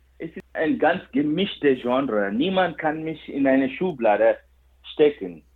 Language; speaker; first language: German; non-native, fluent; Kannada